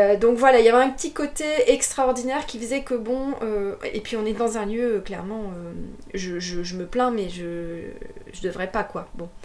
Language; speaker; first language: French; native; French